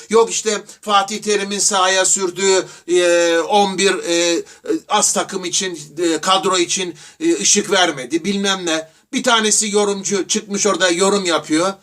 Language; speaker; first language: Turkish; native; Turkish